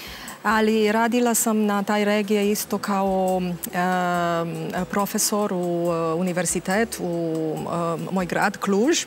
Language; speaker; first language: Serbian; non-native, learner; Romanian